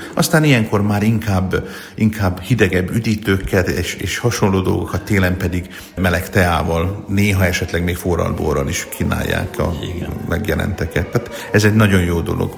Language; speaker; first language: Hungarian; native; Hungarian